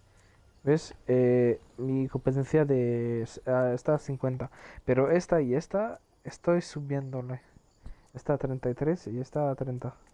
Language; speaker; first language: Spanish; non-native, learner; French